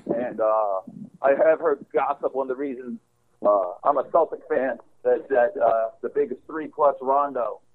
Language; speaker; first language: English; native; English